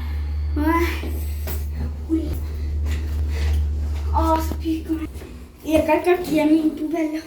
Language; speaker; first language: French; non-native, learner; Arabic